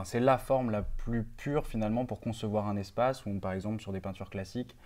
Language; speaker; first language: French; native; French